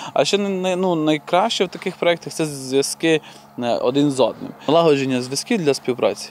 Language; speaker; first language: Ukrainian; native; Ukrainian